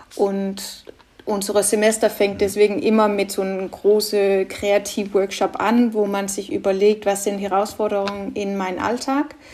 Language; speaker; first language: German; non-native, fluent; Norwegian